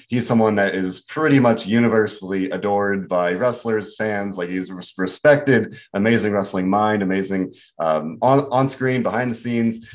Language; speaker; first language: English; native; English